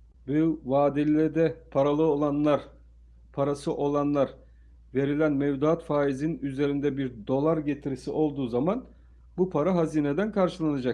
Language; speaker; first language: Turkish; native; Turkish